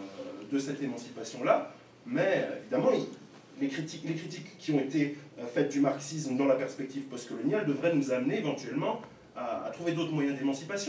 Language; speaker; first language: French; native; French